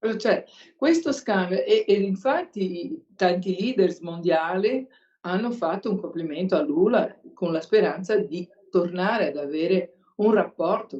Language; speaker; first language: Italian; non-native, fluent; Portuguese